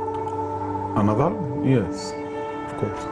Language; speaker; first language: English; non-native, learner; Arabic